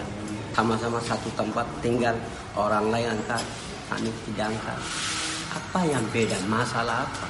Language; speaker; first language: Indonesian; non-native, learner; Rohingya